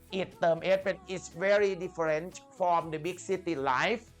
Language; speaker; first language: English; non-native, fluent; Thai